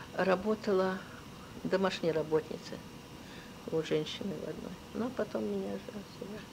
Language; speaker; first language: Russian; native; Russian